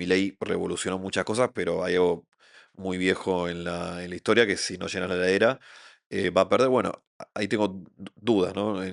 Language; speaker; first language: Spanish; native; Spanish